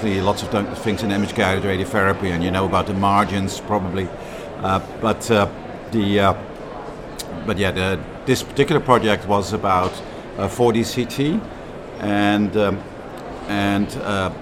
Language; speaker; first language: English; non-native, fluent; Dutch